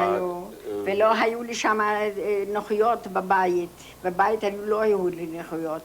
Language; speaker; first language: Hebrew; non-native, fluent; Polish